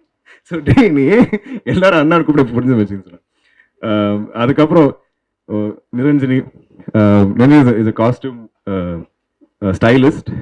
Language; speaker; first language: Tamil; non-native, local second language; Malayalam